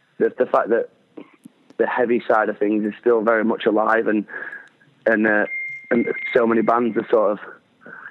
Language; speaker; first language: English; native; English